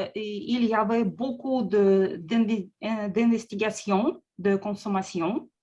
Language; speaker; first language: French; non-native, learner; Russian